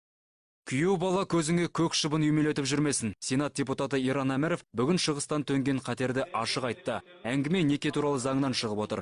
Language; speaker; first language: Kazakh; native; Kazakh